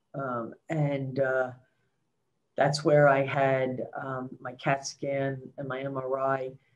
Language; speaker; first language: English; native; English